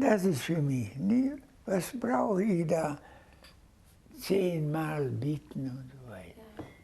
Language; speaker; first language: German; non-native, fluent; Hungarian